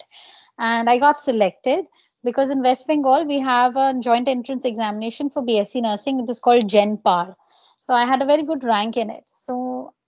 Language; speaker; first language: English; non-native, local second language; Bangla